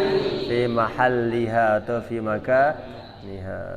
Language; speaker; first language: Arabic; non-native, fluent; Indonesian